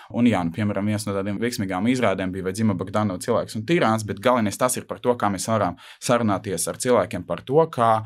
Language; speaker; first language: Latvian; native; Latvian